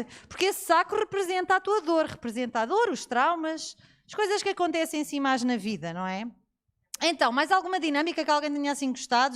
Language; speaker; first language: Portuguese; native; Portuguese